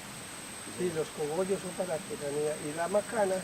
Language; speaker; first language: Spanish; native; Spanish